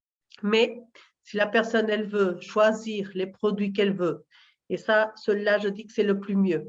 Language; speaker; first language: French; non-native, learner; Portuguese